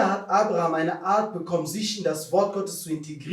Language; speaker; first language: German; non-native, fluent; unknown